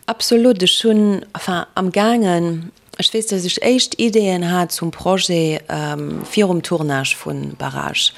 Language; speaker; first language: Luxembourgish; native; Luxembourgish